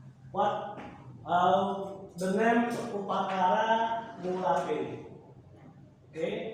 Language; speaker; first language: English; non-native, learner; Indonesian